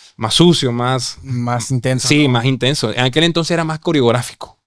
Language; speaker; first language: Spanish; native; Spanish